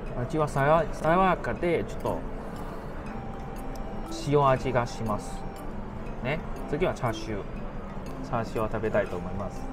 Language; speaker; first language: Japanese; non-native, fluent; Cantonese